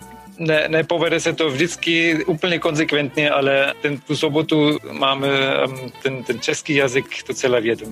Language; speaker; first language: Czech; non-native, fluent; German